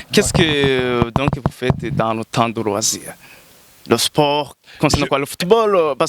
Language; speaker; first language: French; non-native, local second language; Rundi